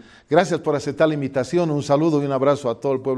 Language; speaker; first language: Spanish; native; Spanish